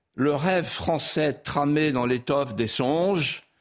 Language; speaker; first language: French; non-native, local second language; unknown